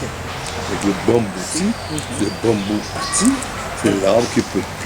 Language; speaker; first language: French; non-native, local second language; Haitian Creole